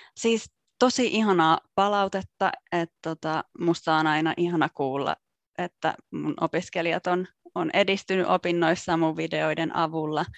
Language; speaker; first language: Finnish; native; Finnish